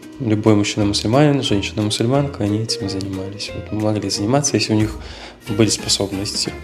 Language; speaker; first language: Russian; native; Russian